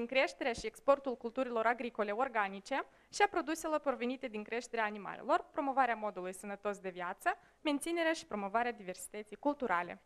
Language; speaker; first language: Romanian; native; Romanian